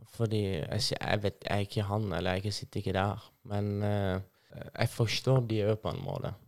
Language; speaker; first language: Norwegian; non-native, fluent; Persian